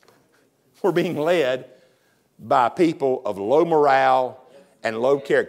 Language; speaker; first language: English; native; English